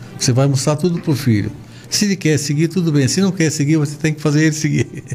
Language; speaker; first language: Portuguese; non-native, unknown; Arabic